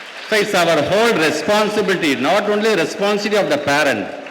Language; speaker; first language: English; non-native, local second language; Tamil